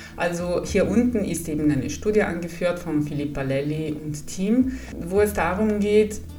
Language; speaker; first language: German; non-native, fluent; Italian